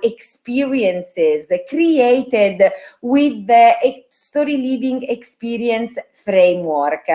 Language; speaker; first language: English; non-native, fluent; Italian